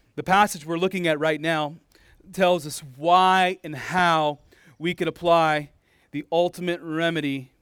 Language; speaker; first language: English; native; English